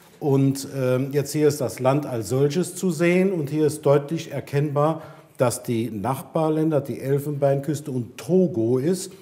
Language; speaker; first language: German; native; German